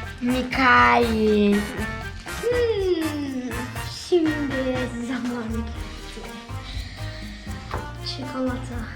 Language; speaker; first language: Turkish; early bilingual, heritage; Turkish